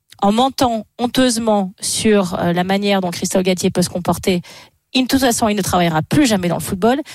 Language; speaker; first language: French; native; French